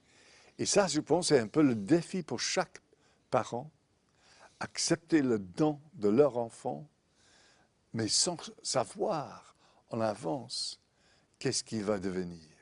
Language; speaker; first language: French; non-native, fluent; English